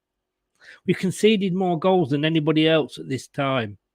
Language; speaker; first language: English; native; English